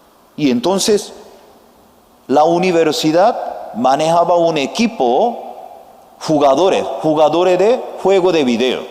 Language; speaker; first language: Spanish; non-native, fluent; Korean